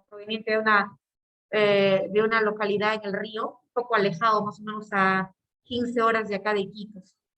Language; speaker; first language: Spanish; native; Spanish